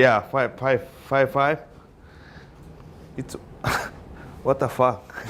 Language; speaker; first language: English; non-native, learner; Japanese